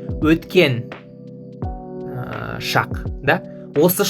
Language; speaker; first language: Kazakh; non-native, learner; Russian